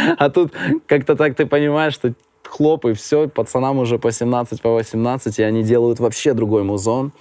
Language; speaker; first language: Russian; native; Russian